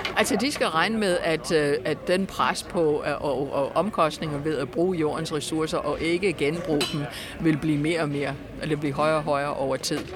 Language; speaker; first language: Danish; non-native, fluent; English